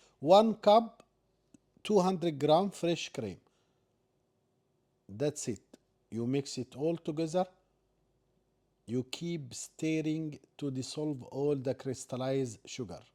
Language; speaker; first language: English; non-native, learner; Arabic